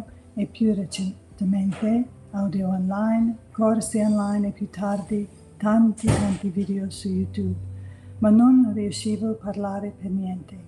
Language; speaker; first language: Italian; non-native, learner; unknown